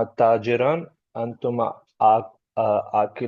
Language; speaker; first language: Arabic; non-native, learner; Urdu